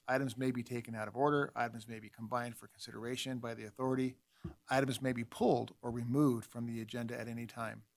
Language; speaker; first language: English; native; English